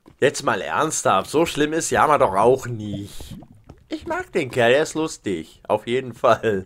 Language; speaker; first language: German; native; German